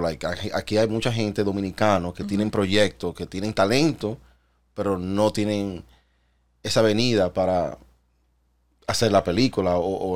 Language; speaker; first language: Spanish; early bilingual, heritage; Spanish